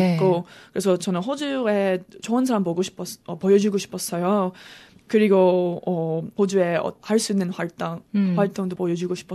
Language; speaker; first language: Korean; non-native, learner; English